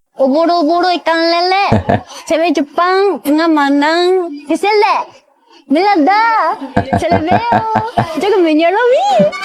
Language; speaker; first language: Indonesian; non-native, learner; Japanese